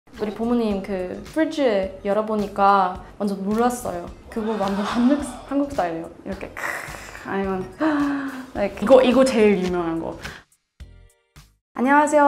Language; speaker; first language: Korean; non-native, learner; Swedish